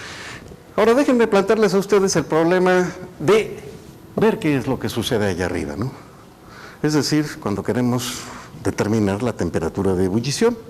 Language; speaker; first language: Spanish; native; Spanish